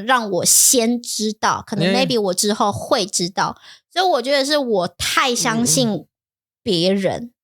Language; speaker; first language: Chinese; non-native, fluent; English